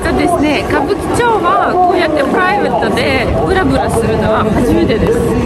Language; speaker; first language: Japanese; non-native, fluent; Ukrainian